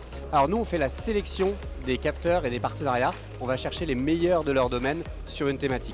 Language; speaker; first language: French; native; French